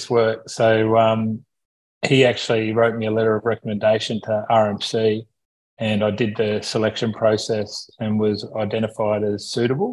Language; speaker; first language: English; native; English